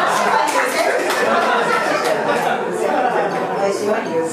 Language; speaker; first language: Chinese; non-native, fluent; Japanese